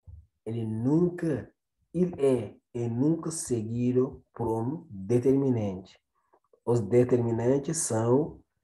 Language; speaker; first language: Portuguese; non-native, fluent; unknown